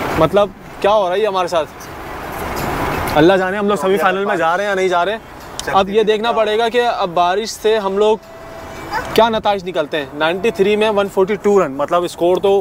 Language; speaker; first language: Urdu; native; Urdu